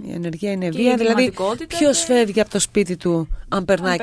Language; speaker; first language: Greek; native; Greek